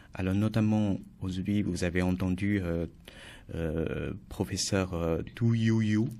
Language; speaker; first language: French; non-native, fluent; Chinese